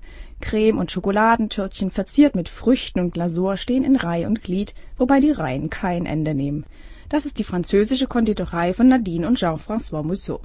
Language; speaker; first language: German; native; German